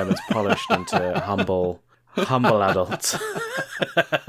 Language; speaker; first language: English; native; English